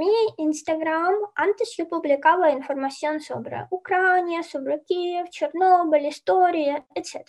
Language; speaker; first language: Spanish; non-native, fluent; Ukrainian